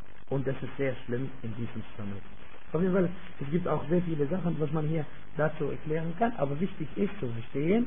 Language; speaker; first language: German; non-native, fluent; Arabic